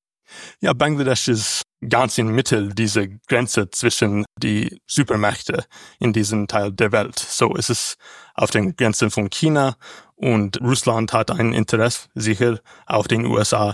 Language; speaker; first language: German; non-native, learner; English